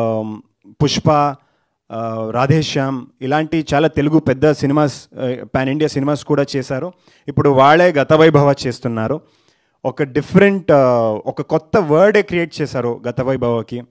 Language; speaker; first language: Telugu; non-native, learner; Kannada